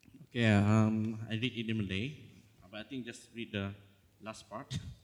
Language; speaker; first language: English; non-native, local second language; Malay